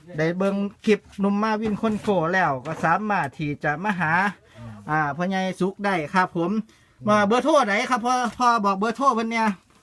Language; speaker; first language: Thai; native; Thai